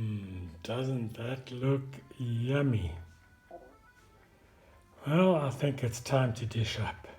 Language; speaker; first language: English; native; English